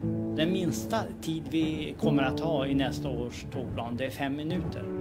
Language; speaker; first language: Swedish; native; Swedish